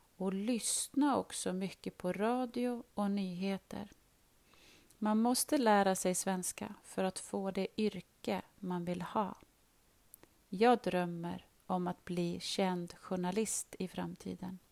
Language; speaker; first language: Swedish; non-native, learner; Arabic